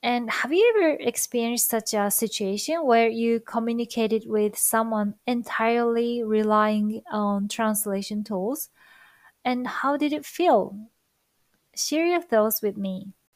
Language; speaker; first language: English; non-native, fluent; Japanese